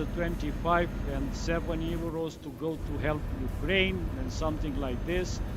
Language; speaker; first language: English; non-native, fluent; Romanian